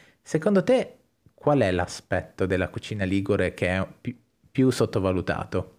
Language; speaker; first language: Italian; native; Italian